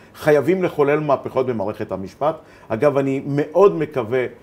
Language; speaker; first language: Hebrew; native; Hebrew